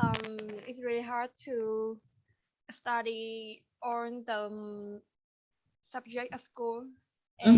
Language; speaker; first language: English; non-native, learner; Vietnamese